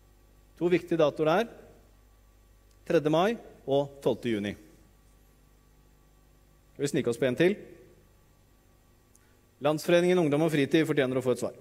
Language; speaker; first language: Norwegian; native; Norwegian